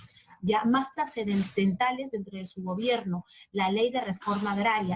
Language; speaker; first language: Spanish; native; Spanish